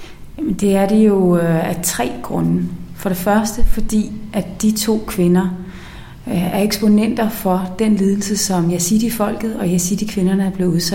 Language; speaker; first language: Danish; native; Danish